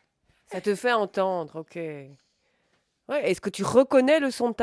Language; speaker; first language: French; native; French